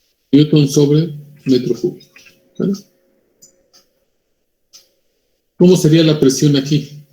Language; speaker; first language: Spanish; native; Spanish